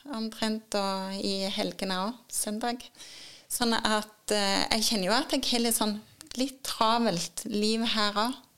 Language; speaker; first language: Norwegian; native; Norwegian